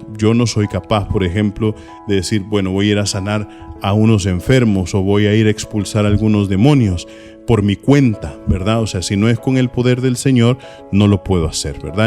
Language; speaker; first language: Spanish; native; Spanish